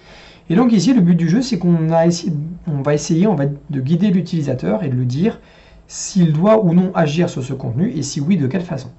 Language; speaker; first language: French; native; French